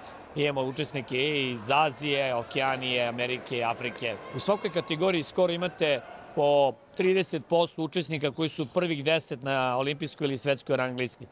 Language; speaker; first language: Serbian; native; Serbian